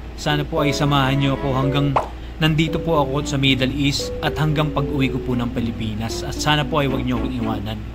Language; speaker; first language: Filipino; native; Filipino